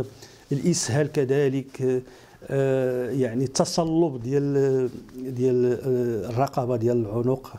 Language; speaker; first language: Arabic; native; Arabic